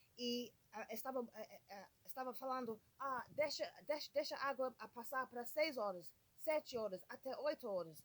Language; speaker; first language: Portuguese; non-native, learner; English